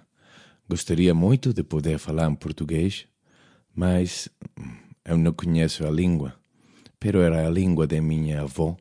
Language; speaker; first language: Portuguese; non-native, learner; Spanish